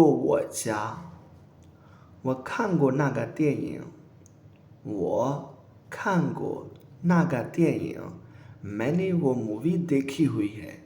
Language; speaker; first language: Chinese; non-native, fluent; Urdu